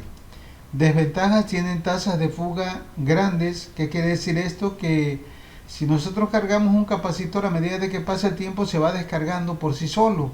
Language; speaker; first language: Spanish; native; Spanish